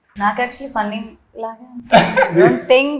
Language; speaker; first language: Telugu; non-native, learner; Malayalam